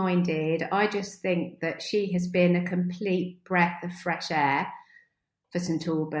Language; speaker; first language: English; native; English